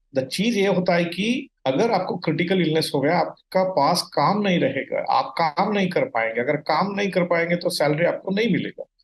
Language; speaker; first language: Hindi; non-native, local second language; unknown